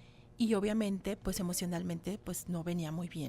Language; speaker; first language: Spanish; native; Spanish